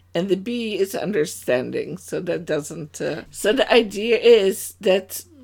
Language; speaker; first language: English; non-native, fluent; Dutch